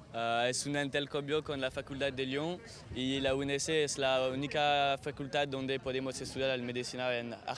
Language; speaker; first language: Spanish; non-native, learner; French